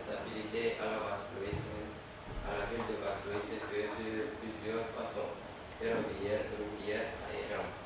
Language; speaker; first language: French; non-native, learner; Romanian